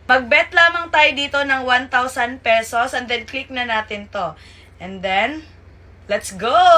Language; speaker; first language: Filipino; non-native, local second language; Cebuano